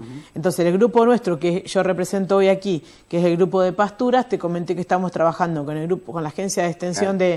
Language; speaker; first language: Spanish; native; Spanish